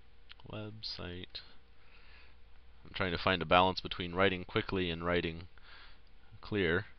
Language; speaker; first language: English; native; English